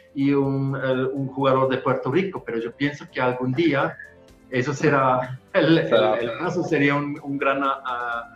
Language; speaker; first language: Spanish; non-native, fluent; German